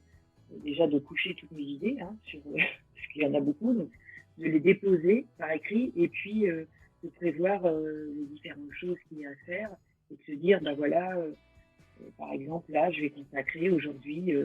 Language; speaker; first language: French; native; French